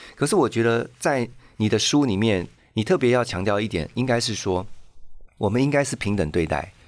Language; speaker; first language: Chinese; native; Chinese